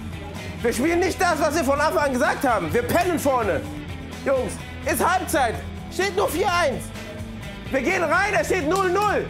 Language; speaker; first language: German; native; German